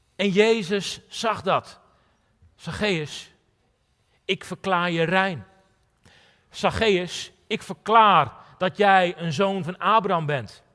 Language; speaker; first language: Dutch; native; Dutch